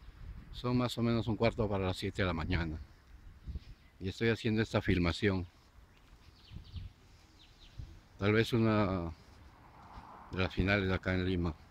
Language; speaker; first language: Spanish; native; Spanish